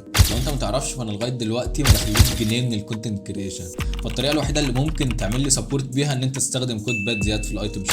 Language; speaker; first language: Arabic; native; Arabic